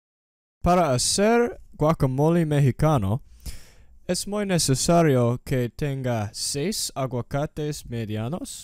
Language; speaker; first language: Spanish; non-native, learner; English